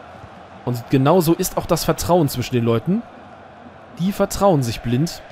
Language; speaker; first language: German; native; German